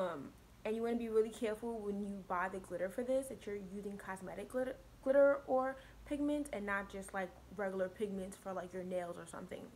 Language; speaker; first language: English; native; English